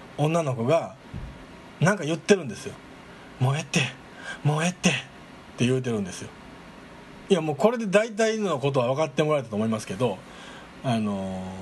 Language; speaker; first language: Japanese; native; Japanese